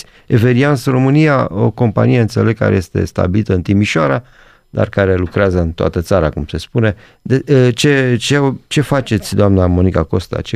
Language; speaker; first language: Romanian; native; Romanian